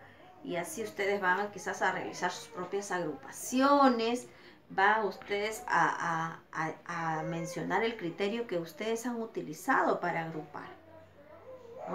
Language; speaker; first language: Spanish; native; Spanish